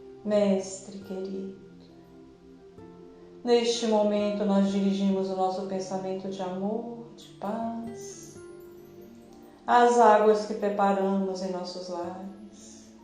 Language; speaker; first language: Portuguese; native; Portuguese